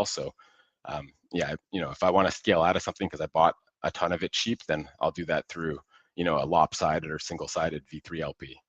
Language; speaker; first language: English; native; English